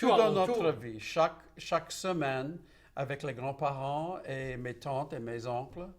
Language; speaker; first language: French; non-native, local second language; English